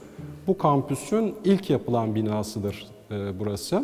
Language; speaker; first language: Turkish; native; Turkish